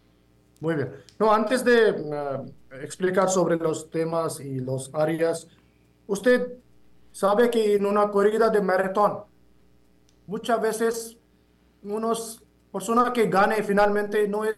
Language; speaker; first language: Spanish; non-native, fluent; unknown